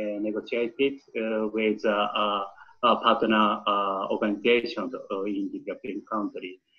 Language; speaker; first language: English; non-native, learner; Japanese